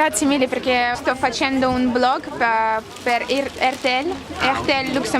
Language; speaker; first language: Italian; non-native, learner; Russian